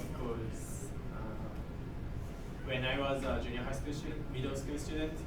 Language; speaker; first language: English; non-native, learner; Japanese